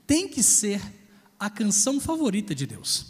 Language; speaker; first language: Portuguese; native; Portuguese